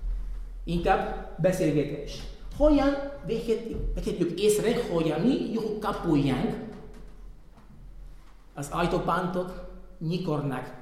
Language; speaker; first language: Hungarian; non-native, fluent; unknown